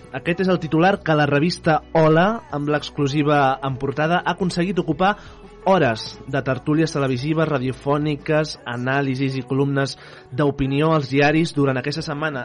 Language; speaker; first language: Catalan; native; Catalan